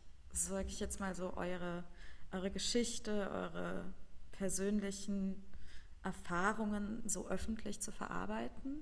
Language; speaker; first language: German; native; German